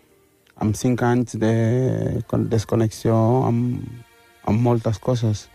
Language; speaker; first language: Catalan; early bilingual, other home language; Wolof